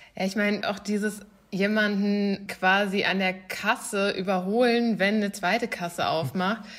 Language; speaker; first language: German; native; German